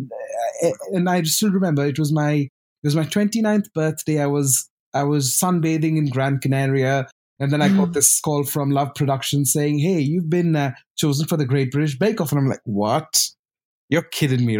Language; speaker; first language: English; non-native, local second language; Tamil